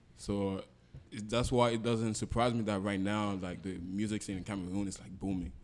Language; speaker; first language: English; non-native, local second language; French